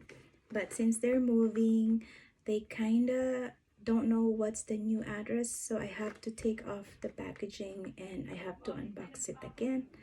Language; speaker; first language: English; non-native, fluent; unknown